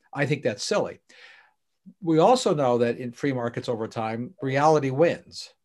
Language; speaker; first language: English; native; English